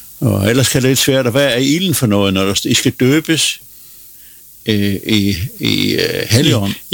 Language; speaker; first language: Danish; non-native, local second language; Faroese